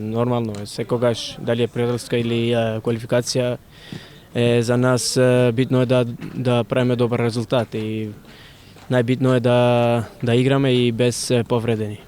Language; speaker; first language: Macedonian; non-native, fluent; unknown